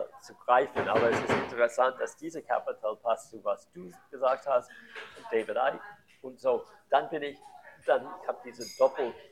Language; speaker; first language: German; non-native, learner; English